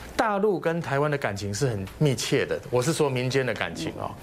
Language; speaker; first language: Chinese; native; Chinese